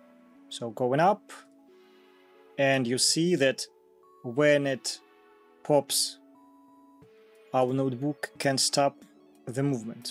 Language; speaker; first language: English; non-native, fluent; Russian